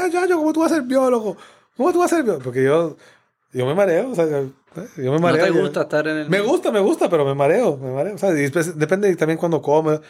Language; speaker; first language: Spanish; native; Spanish